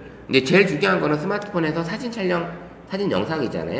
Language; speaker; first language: Korean; native; Korean